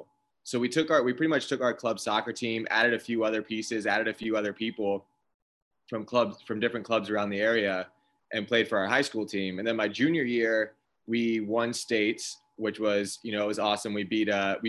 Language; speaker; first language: English; native; English